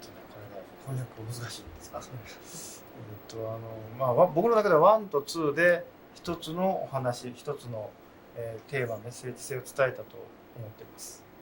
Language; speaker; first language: Japanese; native; Japanese